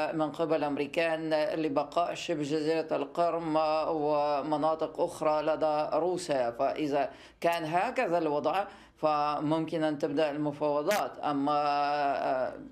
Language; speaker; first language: Arabic; non-native, fluent; Russian